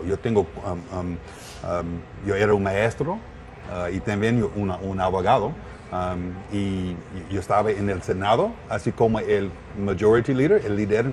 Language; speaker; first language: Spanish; non-native, learner; English